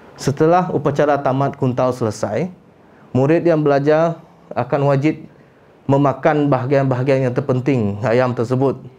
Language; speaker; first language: Malay; non-native, local second language; Iban